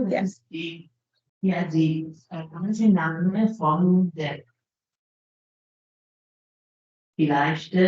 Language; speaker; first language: German; non-native, learner; Italian